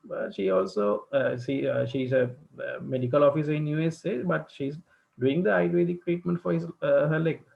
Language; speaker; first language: English; non-native, local second language; Sinhala